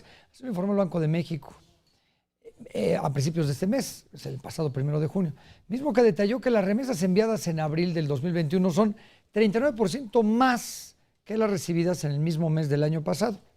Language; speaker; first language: Spanish; native; Spanish